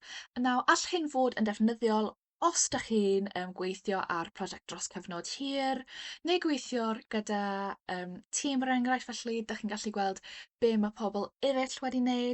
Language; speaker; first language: Welsh; non-native, local second language; English